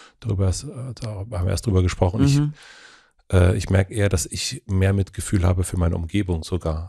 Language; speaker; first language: German; native; German